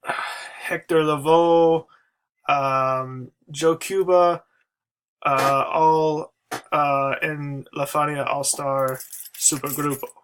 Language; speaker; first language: Spanish; non-native, learner; English